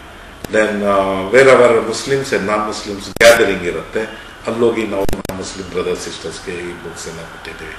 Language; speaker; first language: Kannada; non-native, local second language; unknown